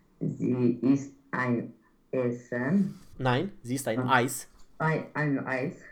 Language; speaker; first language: German; non-native, learner; Romanian